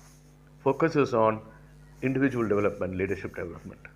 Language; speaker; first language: English; non-native, local second language; Tamil